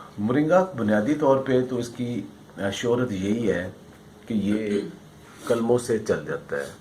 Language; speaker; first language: Urdu; non-native, local second language; Punjabi